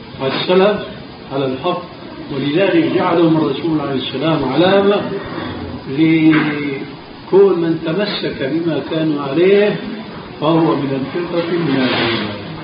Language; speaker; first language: Arabic; early bilingual, other home language; Albanian